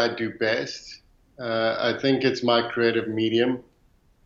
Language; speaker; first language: English; native; English